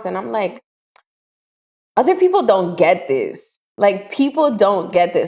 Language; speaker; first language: English; native; English